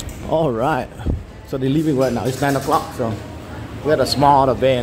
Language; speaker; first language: English; non-native, fluent; Vietnamese